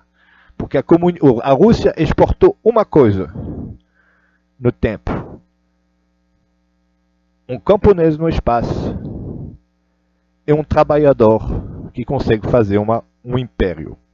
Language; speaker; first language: Portuguese; non-native, learner; Russian